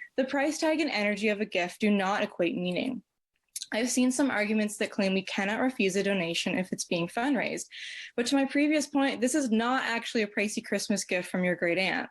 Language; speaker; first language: English; native; English